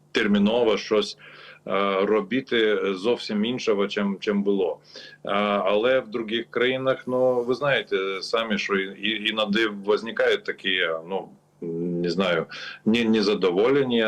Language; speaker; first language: Ukrainian; non-native, learner; Lithuanian